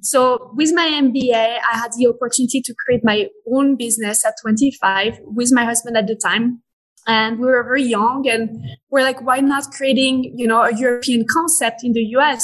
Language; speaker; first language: English; non-native, fluent; French